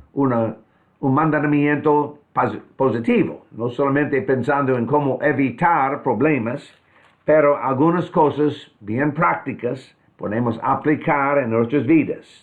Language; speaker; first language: Spanish; non-native, fluent; English